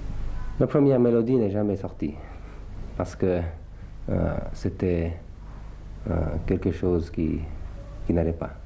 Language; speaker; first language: French; early bilingual, other home language; Thai